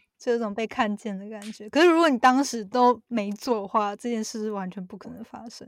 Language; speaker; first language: Chinese; native; Chinese